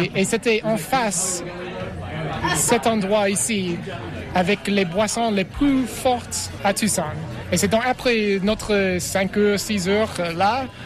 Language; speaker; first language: French; non-native, fluent; English